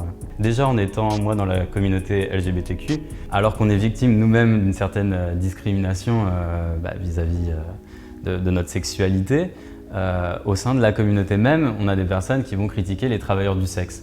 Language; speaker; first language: French; native; French